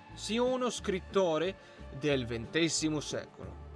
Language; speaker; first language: Italian; non-native, learner; Russian